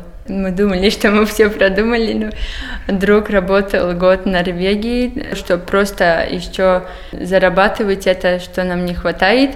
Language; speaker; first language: Russian; non-native, local second language; Latvian